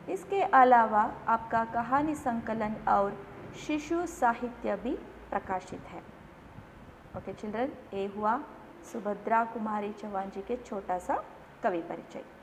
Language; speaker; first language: Hindi; non-native, local second language; Kannada